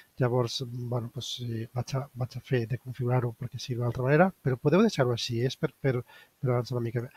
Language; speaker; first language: Catalan; non-native, local second language; Spanish